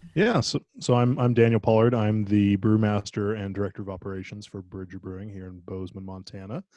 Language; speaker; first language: English; native; English